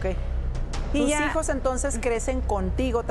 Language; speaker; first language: Spanish; native; Spanish